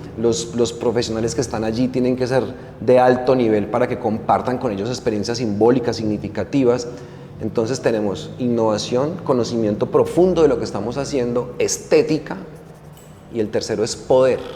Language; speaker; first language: Spanish; native; Spanish